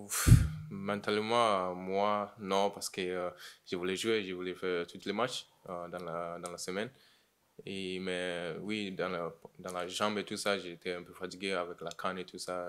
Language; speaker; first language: French; non-native, learner; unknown